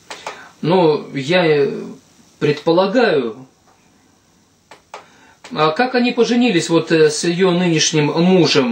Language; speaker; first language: Russian; native; Russian